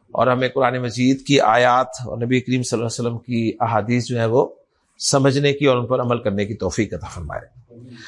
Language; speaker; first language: Urdu; native; Urdu